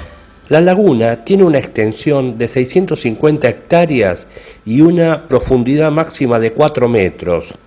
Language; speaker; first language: Spanish; native; Spanish